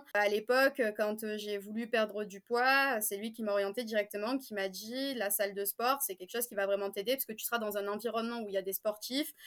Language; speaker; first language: French; native; French